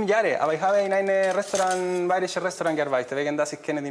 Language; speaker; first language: German; non-native, learner; Spanish